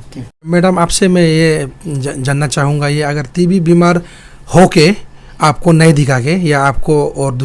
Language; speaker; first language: Hindi; non-native, local second language; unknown